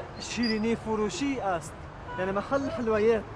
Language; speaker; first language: Persian; non-native, learner; Arabic